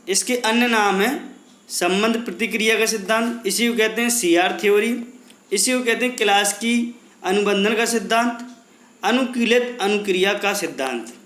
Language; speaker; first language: Hindi; native; Hindi